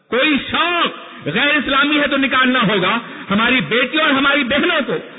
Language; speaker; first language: Urdu; native; Urdu